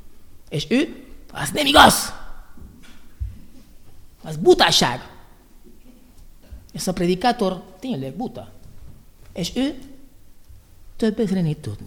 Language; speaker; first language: Hungarian; non-native, learner; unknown